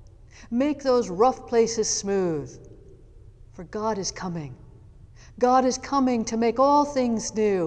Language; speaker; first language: English; native; English